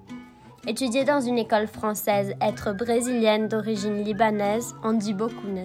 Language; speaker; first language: French; non-native, fluent; Portuguese